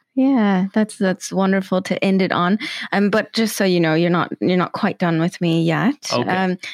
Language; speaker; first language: English; non-native, fluent; Danish